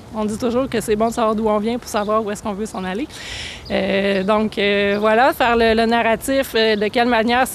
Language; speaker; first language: French; native; French